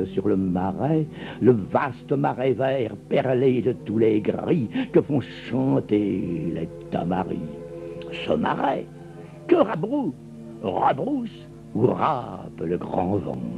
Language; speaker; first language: French; native; French